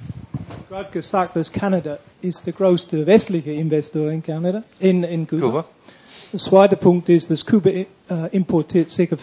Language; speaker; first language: German; non-native, fluent; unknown